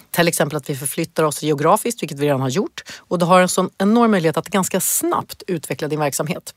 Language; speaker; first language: Swedish; native; Swedish